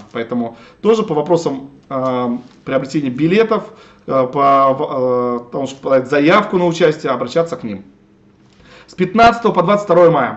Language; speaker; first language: Russian; native; Russian